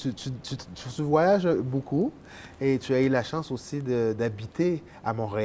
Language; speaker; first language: French; native; French